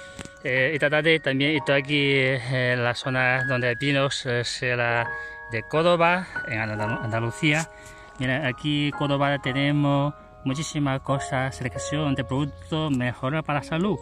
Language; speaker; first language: Spanish; non-native, learner; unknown